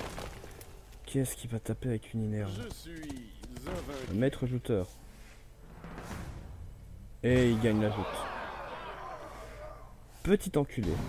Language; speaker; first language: French; native; French